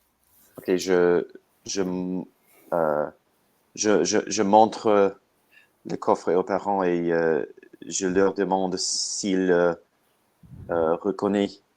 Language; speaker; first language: French; non-native, learner; English